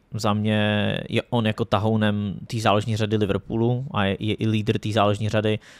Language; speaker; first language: Czech; native; Czech